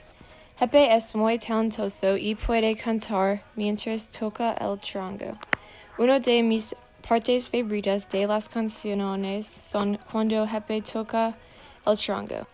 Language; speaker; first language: Spanish; non-native, learner; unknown